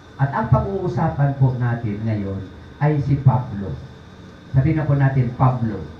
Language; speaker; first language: Filipino; non-native, local second language; Cebuano